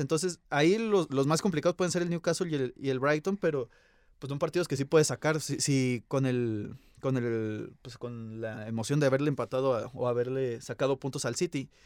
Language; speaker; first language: Spanish; native; Spanish